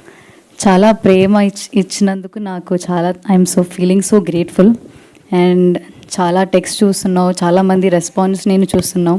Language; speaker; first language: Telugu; non-native, learner; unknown